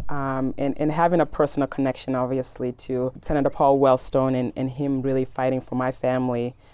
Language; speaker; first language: English; early bilingual, other home language; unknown